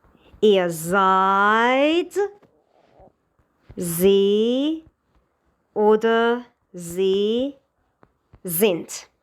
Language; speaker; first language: German; non-native, fluent; Persian